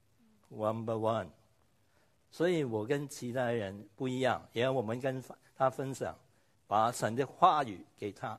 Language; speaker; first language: Chinese; non-native, local second language; Cantonese